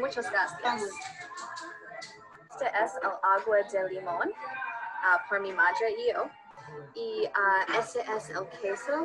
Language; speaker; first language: Spanish; non-native, learner; English